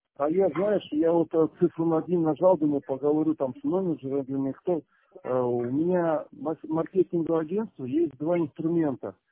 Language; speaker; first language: Russian; native; Russian